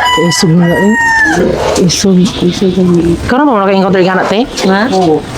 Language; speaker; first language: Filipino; non-native, local second language; Cebuano